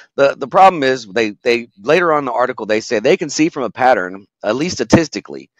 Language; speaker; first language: English; native; English